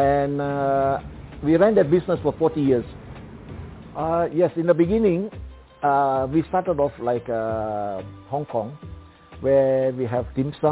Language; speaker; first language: English; non-native, local second language; Cantonese